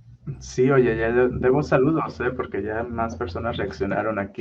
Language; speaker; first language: Spanish; native; Spanish